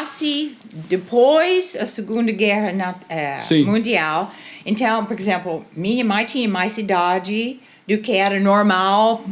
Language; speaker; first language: Portuguese; non-native, fluent; English